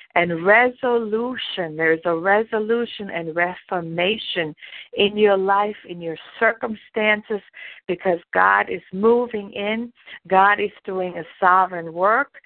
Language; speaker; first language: English; non-native, fluent; German